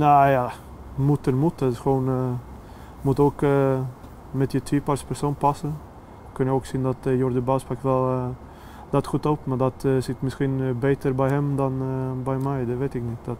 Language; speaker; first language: Dutch; non-native, fluent; Swedish